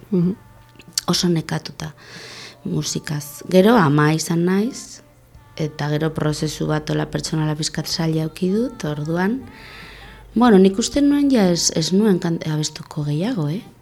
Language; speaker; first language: Basque; non-native, local second language; Spanish